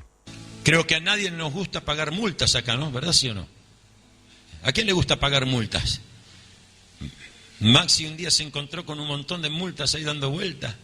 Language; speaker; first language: Spanish; native; Spanish